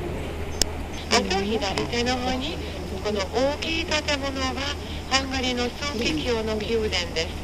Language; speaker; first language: Japanese; non-native, fluent; Hungarian